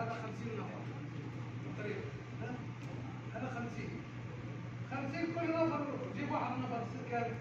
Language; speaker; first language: Arabic; non-native, learner; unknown